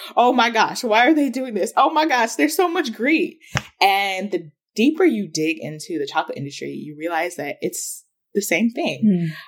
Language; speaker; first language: English; early bilingual, other home language; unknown